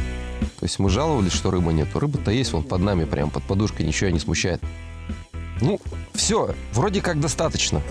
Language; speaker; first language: Russian; native; Russian